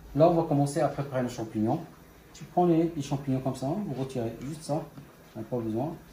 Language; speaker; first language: French; non-native, local second language; Arabic